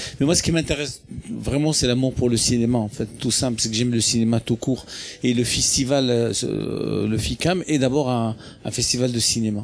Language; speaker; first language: French; non-native, local second language; Arabic